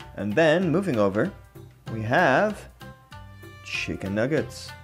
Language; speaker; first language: English; native; English